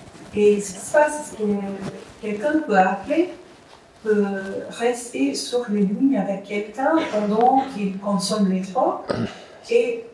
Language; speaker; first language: French; non-native, fluent; English